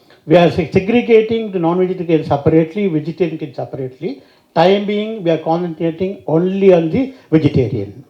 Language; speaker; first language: English; non-native, local second language; Tamil